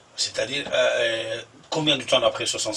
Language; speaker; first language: French; non-native, fluent; Persian